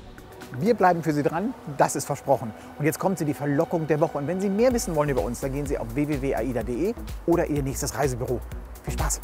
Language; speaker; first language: German; native; German